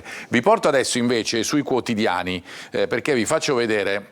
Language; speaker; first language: Italian; native; Italian